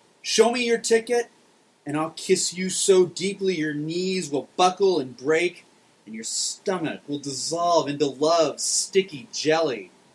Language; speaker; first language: English; native; English